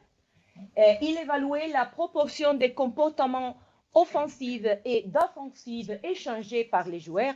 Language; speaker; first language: French; non-native, fluent; Italian